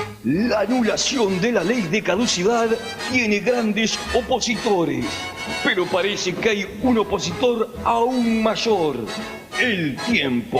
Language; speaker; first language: Spanish; native; Spanish